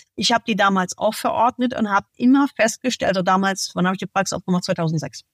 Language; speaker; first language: German; non-native, fluent; English